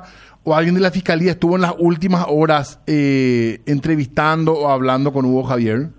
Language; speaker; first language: Spanish; native; Spanish